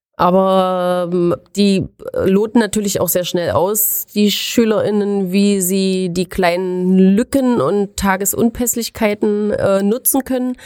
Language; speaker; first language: German; native; German